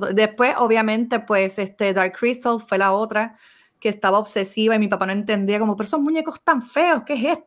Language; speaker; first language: Spanish; native; Spanish